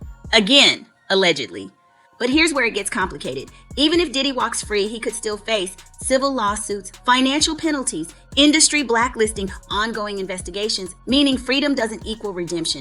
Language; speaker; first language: English; native; English